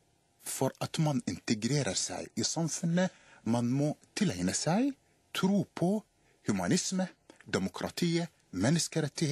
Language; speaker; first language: Norwegian; non-native, fluent; Arabic